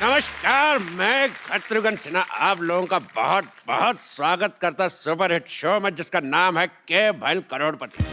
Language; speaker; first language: Hindi; native; Hindi